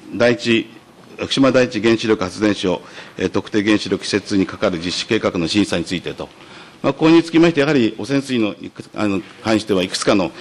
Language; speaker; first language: Japanese; native; Japanese